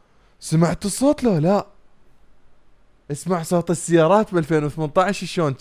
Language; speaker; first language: Arabic; native; Arabic